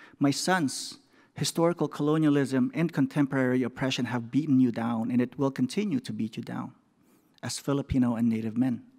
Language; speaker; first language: English; non-native, local second language; Filipino